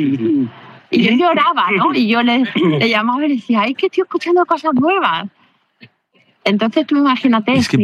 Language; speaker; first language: Spanish; native; Spanish